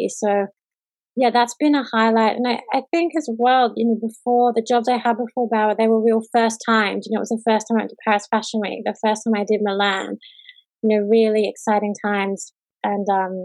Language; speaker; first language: English; native; English